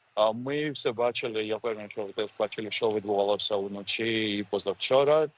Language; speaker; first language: Ukrainian; non-native, fluent; Georgian